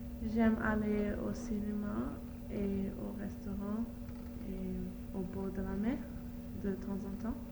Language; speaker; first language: French; non-native, learner; Arabic